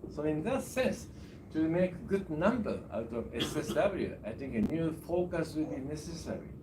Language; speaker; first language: English; non-native, fluent; Japanese